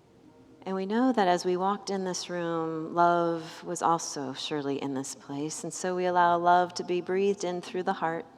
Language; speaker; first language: English; native; English